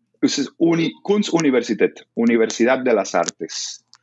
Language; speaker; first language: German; non-native, learner; Spanish